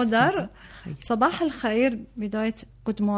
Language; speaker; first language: German; non-native, learner; Arabic